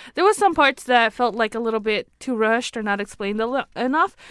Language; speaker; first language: English; native; English